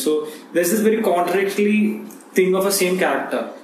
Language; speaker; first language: English; non-native, local second language; Malayalam